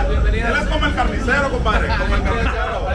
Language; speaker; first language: Spanish; native; Spanish